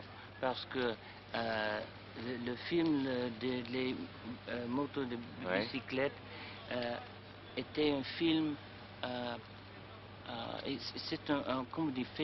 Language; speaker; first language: French; non-native, learner; English